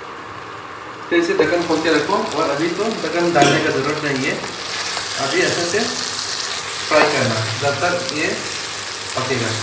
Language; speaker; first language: Hindi; non-native, local second language; Manipuri